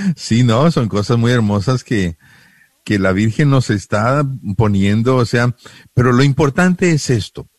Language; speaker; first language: Spanish; native; Spanish